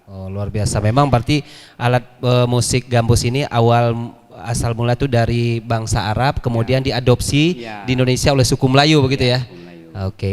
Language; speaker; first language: Malay; native; Malay